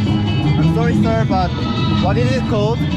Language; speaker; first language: English; non-native, learner; Korean